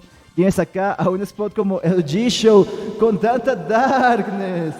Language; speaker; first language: Spanish; native; Spanish